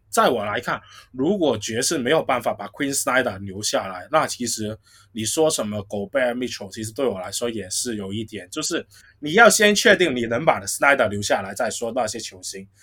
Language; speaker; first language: Chinese; native; Chinese